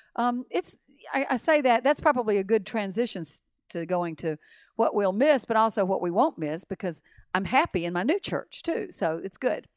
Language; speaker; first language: English; native; English